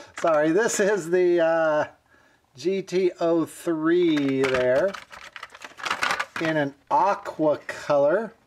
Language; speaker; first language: English; native; English